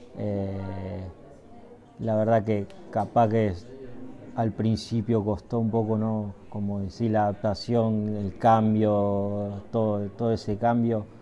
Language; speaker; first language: Spanish; native; Spanish